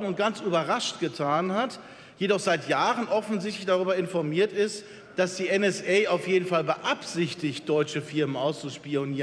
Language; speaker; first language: German; native; German